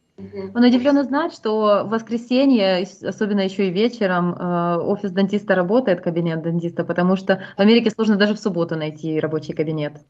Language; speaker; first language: Russian; native; Russian